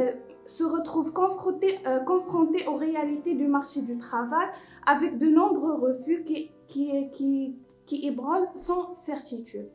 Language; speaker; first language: French; non-native, local second language; Arabic